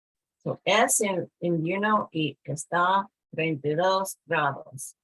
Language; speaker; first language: Spanish; non-native, fluent; English